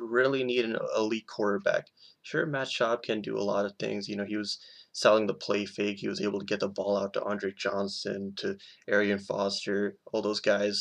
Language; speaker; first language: English; native; English